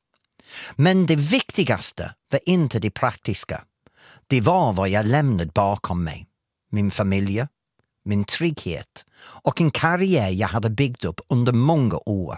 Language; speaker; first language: Swedish; non-native, fluent; English